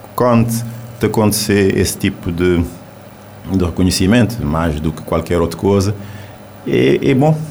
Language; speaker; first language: Portuguese; non-native, local second language; Kabuverdianu